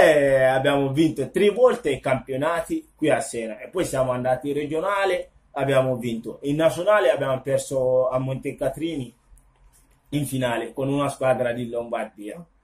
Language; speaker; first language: Italian; non-native, local second language; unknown